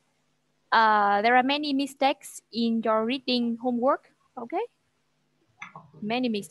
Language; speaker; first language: English; non-native, fluent; Vietnamese